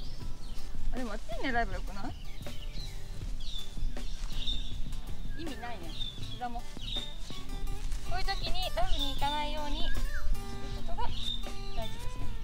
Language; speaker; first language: Japanese; native; Japanese